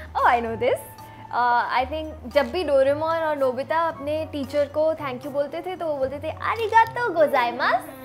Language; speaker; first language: Hindi; native; Hindi